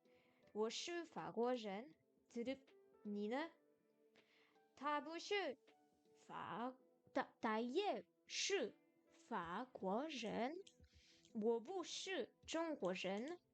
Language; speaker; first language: Chinese; non-native, learner; French